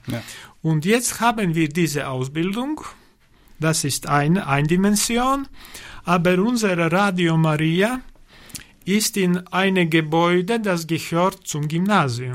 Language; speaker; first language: German; non-native, learner; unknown